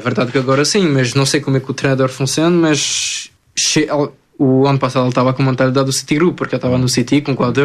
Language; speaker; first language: Portuguese; early bilingual, other home language; French